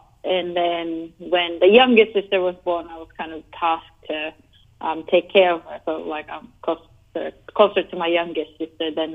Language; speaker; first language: English; non-native, local second language; Cebuano